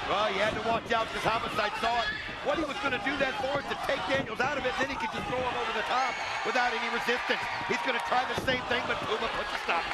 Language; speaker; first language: English; native; English